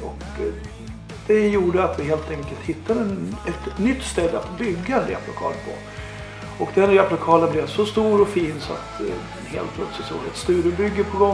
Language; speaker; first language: Swedish; native; Swedish